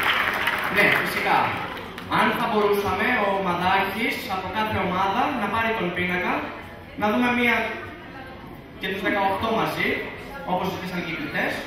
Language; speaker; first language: Greek; native; Greek